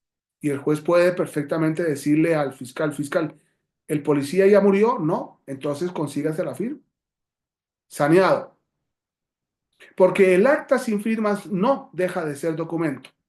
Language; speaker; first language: Spanish; native; Spanish